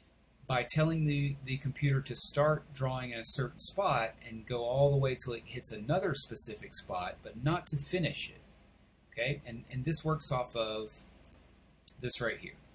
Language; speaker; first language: English; native; English